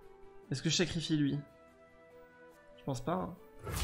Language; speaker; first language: French; native; French